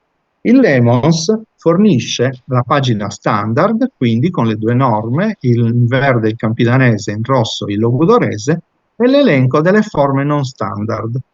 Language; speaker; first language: Italian; native; Italian